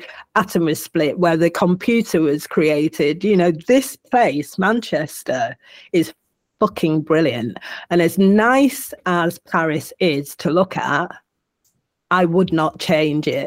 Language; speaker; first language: English; native; English